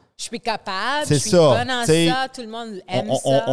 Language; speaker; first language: French; non-native, fluent; English